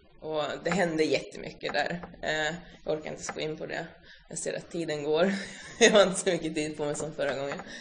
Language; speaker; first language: Swedish; early bilingual, other home language; Finnish